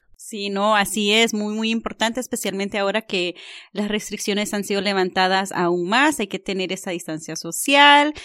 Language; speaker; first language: Spanish; early bilingual, heritage; Spanish